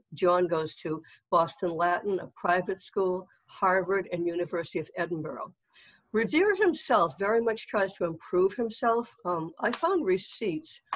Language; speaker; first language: English; native; English